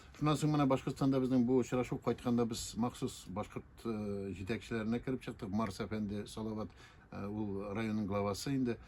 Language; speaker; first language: Tatar; native; Tatar